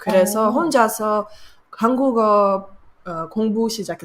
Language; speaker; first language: Korean; non-native, learner; French